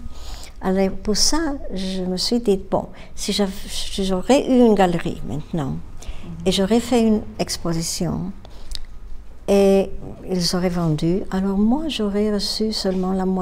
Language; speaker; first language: French; non-native, fluent; Romanian